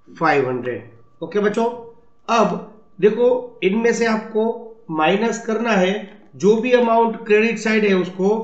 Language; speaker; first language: Hindi; non-native, local second language; Gujarati